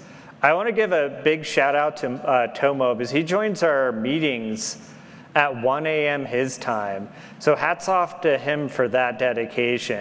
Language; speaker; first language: English; native; English